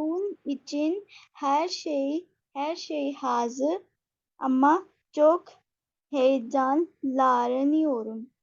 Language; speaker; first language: Turkish; non-native, learner; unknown